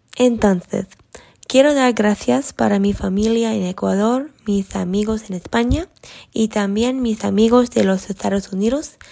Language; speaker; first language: Spanish; non-native, learner; English